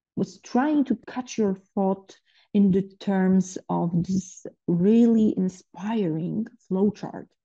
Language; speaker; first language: English; non-native, fluent; Polish